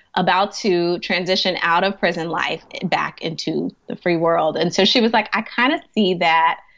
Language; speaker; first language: English; native; English